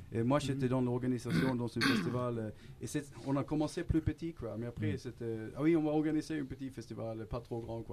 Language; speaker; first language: French; non-native, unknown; Swedish